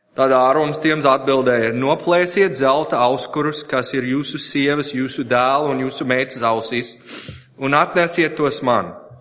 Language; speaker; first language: Latvian; non-native, fluent; English